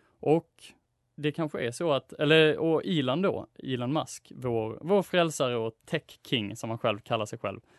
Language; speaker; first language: Swedish; native; Swedish